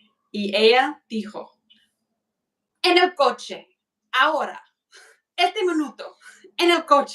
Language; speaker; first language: Spanish; non-native, fluent; English